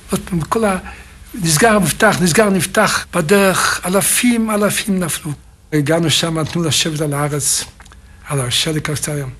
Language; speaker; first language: Hebrew; non-native, fluent; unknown